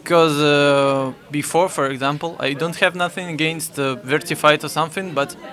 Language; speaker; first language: English; non-native, fluent; Russian